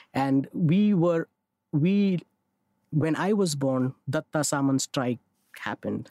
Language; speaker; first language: English; non-native, local second language; Marathi